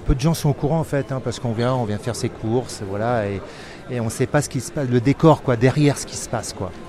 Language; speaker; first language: French; native; French